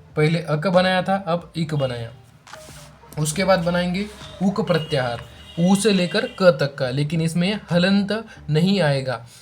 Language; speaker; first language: Hindi; non-native, local second language; Marathi